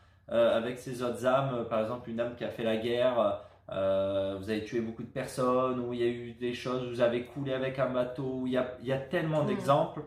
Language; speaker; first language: French; native; French